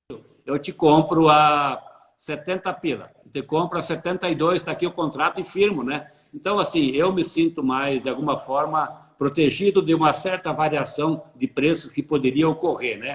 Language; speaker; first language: Portuguese; native; Portuguese